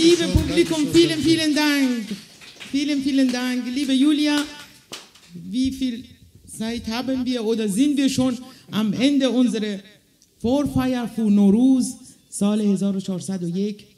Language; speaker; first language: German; non-native, fluent; Persian